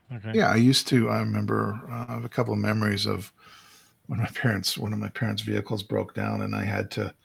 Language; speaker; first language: English; native; English